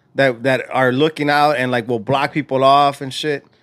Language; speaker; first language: English; native; English